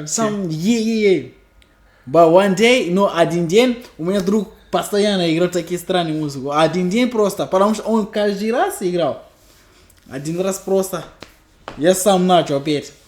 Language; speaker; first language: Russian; non-native, fluent; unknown